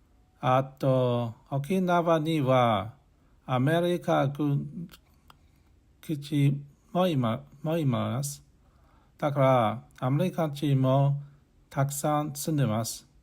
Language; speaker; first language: Japanese; non-native, learner; English